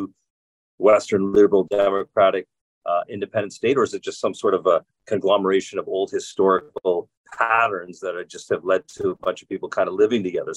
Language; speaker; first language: English; native; English